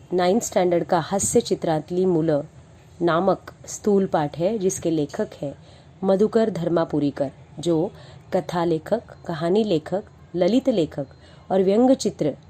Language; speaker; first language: Hindi; non-native, local second language; Marathi